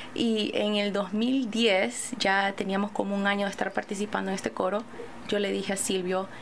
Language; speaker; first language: Spanish; early bilingual, other home language; English